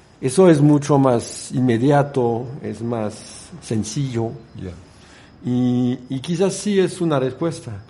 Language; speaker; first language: Spanish; non-native, fluent; French